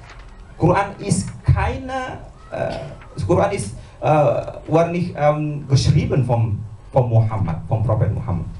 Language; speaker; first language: German; non-native, learner; Indonesian